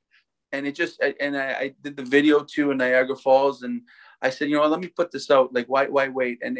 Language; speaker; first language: English; native; English